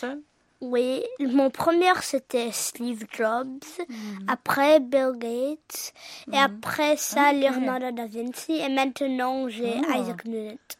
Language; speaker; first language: French; early bilingual, heritage; English